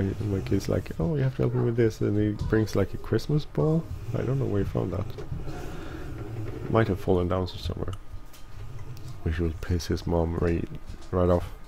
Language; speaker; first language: English; non-native, fluent; Swedish